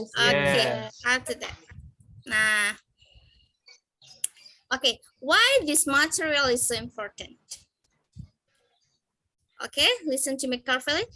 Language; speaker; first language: English; non-native, fluent; Indonesian